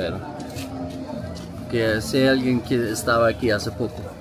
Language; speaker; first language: Spanish; non-native, fluent; Swedish